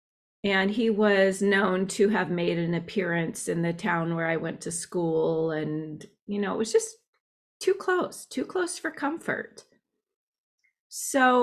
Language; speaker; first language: English; native; English